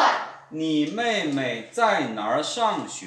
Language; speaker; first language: Chinese; non-native, fluent; Lao